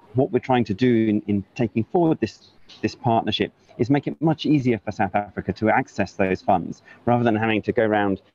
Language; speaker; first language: English; native; English